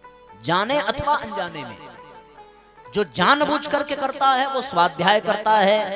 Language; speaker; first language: Hindi; native; Hindi